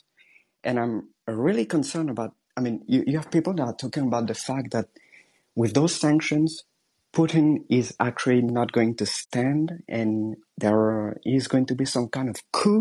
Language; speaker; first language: English; non-native, fluent; French